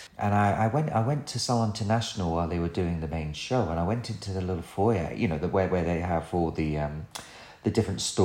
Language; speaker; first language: English; native; English